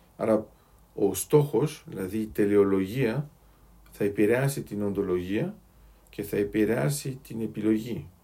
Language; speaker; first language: Greek; native; Greek